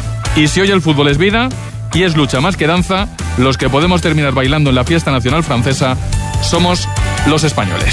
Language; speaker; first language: Spanish; native; Spanish